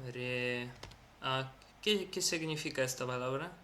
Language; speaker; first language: Spanish; non-native, fluent; Russian